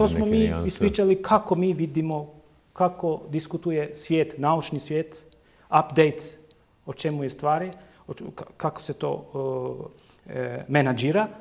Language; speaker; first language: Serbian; non-native, local second language; Turkish